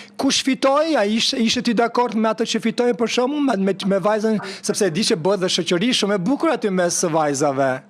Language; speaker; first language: Albanian; native; Albanian